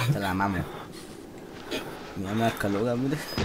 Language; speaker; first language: Spanish; native; Spanish